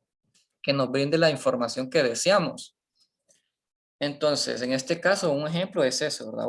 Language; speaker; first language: Spanish; native; Spanish